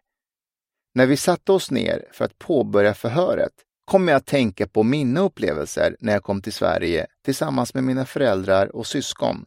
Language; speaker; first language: Swedish; early bilingual, other home language; Persian